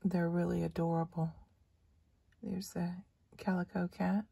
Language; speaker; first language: English; native; English